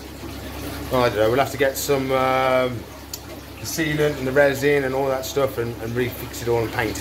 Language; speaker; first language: English; native; English